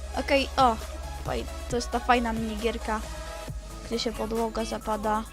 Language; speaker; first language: Polish; native; Polish